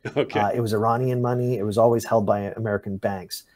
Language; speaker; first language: English; native; English